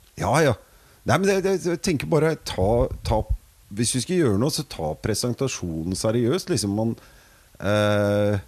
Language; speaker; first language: Norwegian; native; Norwegian